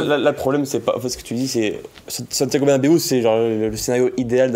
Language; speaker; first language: French; native; French